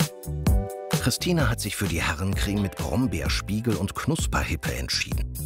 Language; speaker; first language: German; native; German